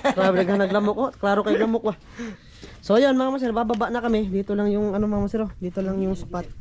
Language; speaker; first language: Filipino; native; Filipino